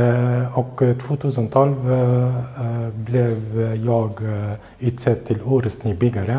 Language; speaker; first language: Swedish; non-native, fluent; Arabic